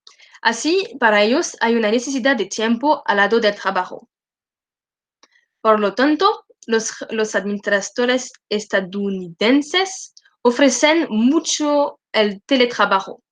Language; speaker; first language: Spanish; non-native, learner; French